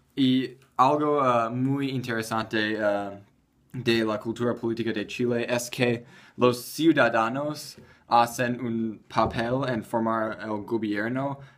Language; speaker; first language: Spanish; non-native, learner; English